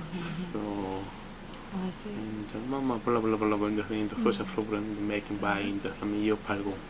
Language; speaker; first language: English; non-native, learner; Korean